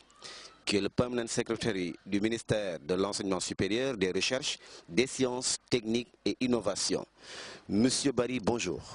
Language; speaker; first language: French; non-native, fluent; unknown